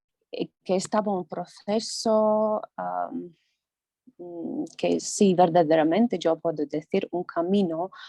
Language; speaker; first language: Spanish; non-native, learner; Latvian